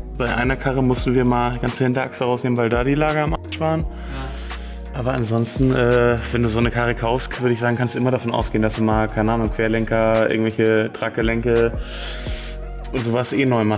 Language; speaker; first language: German; native; German